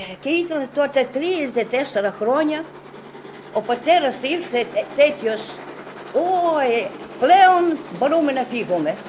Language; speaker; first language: Greek; early bilingual, heritage; Greek